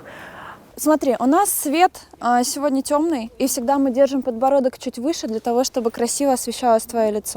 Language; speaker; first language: Russian; native; Russian